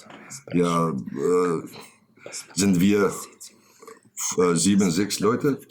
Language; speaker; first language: German; non-native, learner; Kurdish